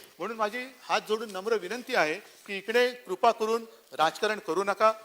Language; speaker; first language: Marathi; native; Marathi